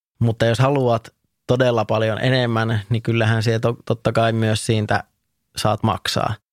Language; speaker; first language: Finnish; native; Finnish